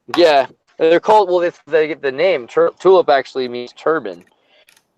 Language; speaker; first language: English; native; English